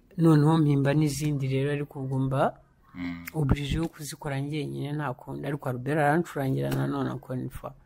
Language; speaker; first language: Kinyarwanda; early bilingual, heritage; Kinyarwanda